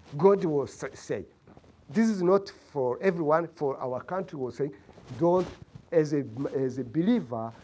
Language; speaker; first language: English; non-native, local second language; Kinyarwanda